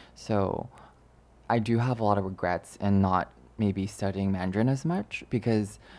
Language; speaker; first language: English; early bilingual, other home language; Chinese